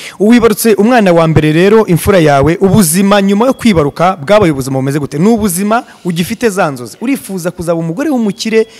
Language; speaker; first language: Kinyarwanda; native; Kinyarwanda